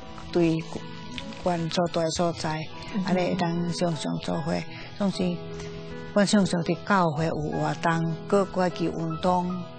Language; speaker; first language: Chinese; non-native, fluent; Finnish